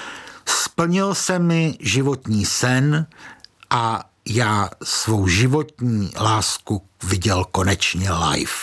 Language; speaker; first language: Czech; native; Czech